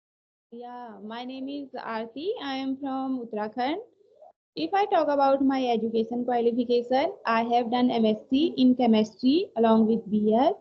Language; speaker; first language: English; non-native, learner; Hindi